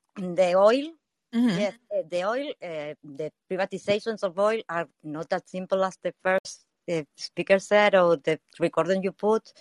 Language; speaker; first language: English; non-native, learner; Spanish